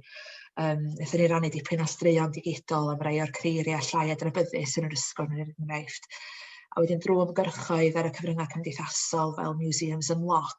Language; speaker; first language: Welsh; native; Welsh